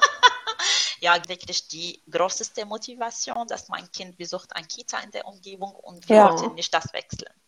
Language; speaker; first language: German; non-native, fluent; Arabic